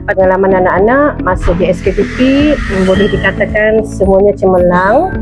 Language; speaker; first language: Malay; native; Malay